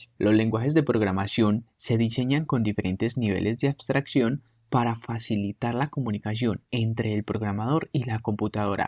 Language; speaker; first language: Spanish; native; Spanish